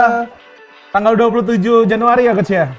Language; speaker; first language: Indonesian; native; Indonesian